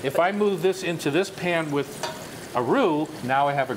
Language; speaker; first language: English; native; English